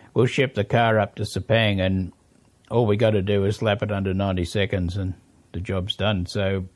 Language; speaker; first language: English; native; English